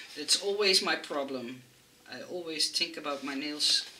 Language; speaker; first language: English; non-native, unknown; Dutch